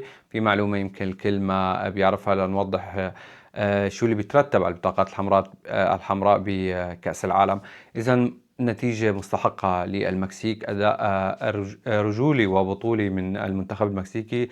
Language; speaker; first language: Arabic; native; Arabic